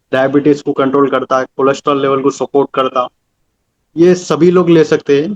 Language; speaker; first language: Hindi; non-native, local second language; Telugu